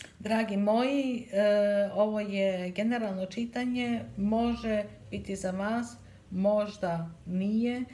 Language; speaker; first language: Serbian; early bilingual, heritage; Serbian